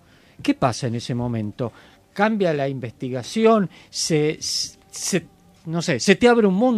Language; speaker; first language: Spanish; native; Spanish